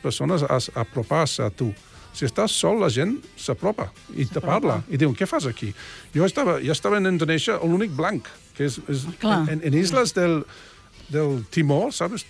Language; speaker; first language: Catalan; non-native, fluent; English